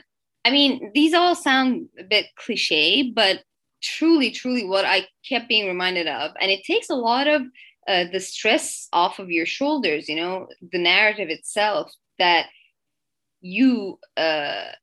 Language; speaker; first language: English; non-native, fluent; Persian